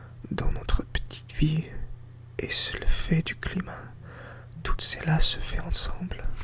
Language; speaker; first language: French; non-native, learner; English